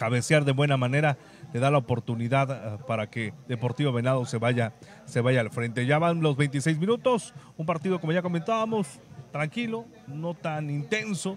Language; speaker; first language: Spanish; native; Spanish